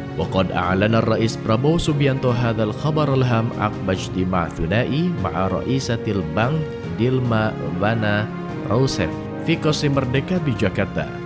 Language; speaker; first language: Arabic; non-native, fluent; Indonesian